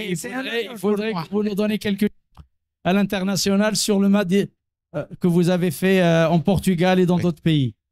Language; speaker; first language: French; non-native, local second language; Arabic